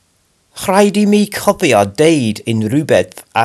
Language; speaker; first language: Welsh; non-native, learner; English